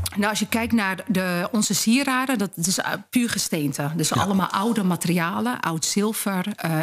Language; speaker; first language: Dutch; early bilingual, other home language; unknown